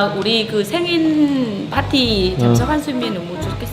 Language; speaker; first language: Korean; non-native, fluent; Vietnamese